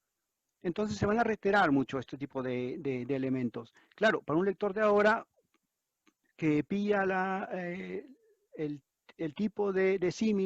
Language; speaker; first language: Spanish; native; Spanish